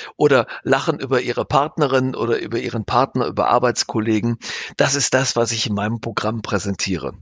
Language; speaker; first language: German; native; German